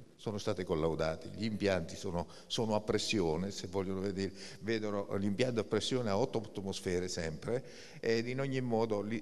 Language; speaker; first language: Italian; native; Italian